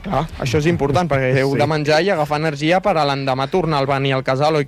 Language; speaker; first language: Catalan; native; Catalan